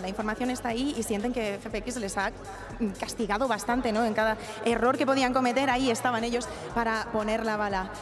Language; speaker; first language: Spanish; native; Spanish